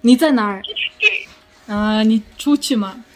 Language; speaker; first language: Chinese; non-native, fluent; Mongolian